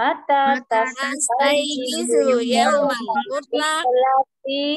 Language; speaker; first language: Arabic; non-native, learner; Indonesian